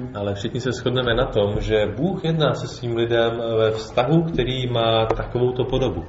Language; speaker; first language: Czech; native; Czech